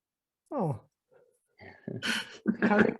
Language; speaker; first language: Dutch; non-native, learner; Persian